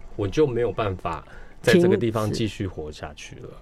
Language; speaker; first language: Chinese; non-native, local second language; Min Nan Chinese